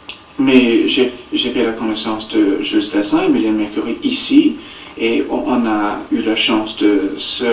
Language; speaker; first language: French; non-native, learner; English